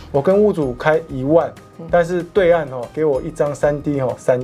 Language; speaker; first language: Chinese; native; Chinese